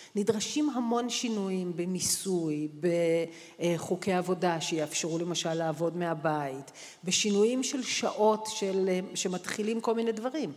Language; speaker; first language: Hebrew; native; Hebrew